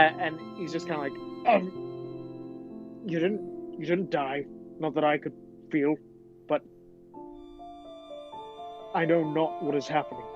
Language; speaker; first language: English; native; English